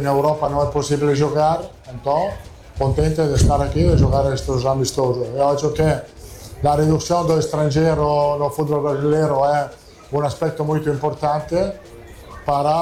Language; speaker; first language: Portuguese; non-native, fluent; Italian